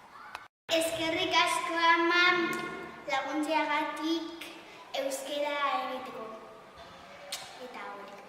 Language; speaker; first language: Basque; non-native, local second language; Spanish